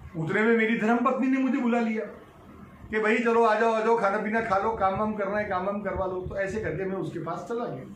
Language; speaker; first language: Hindi; native; Hindi